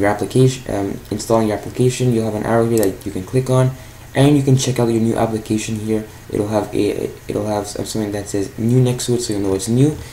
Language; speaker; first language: English; native; English